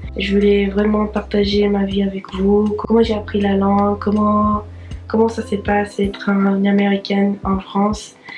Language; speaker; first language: French; non-native, fluent; English